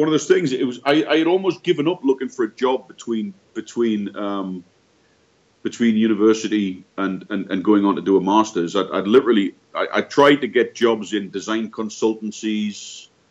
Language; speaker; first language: English; native; English